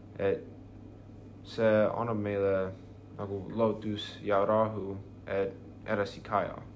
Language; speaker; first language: Estonian; non-native, learner; English